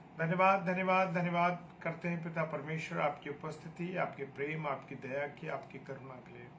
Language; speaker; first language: Hindi; native; Hindi